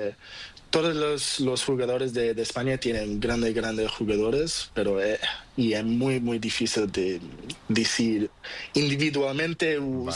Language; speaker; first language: Spanish; non-native, learner; Portuguese